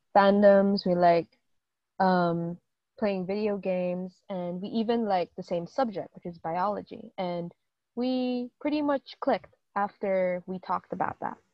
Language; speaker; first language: English; native; English